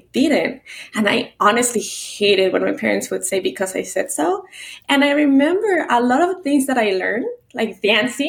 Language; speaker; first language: English; non-native, fluent; Spanish